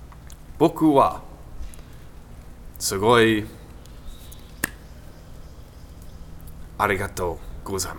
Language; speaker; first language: Japanese; non-native, learner; English